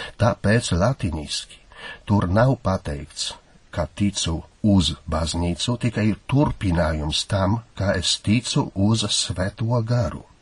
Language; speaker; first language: Latvian; non-native, fluent; Polish